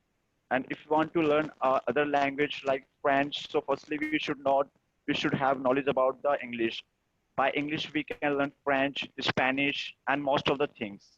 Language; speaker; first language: English; non-native, learner; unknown